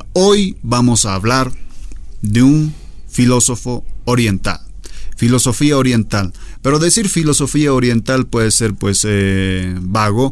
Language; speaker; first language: Spanish; native; Spanish